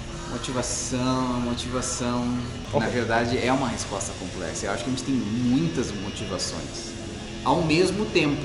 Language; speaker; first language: Portuguese; native; Portuguese